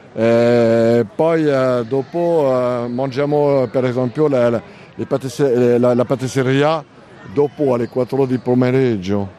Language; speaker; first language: Italian; non-native, learner; French